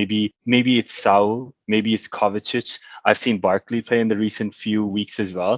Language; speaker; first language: English; non-native, local second language; Hindi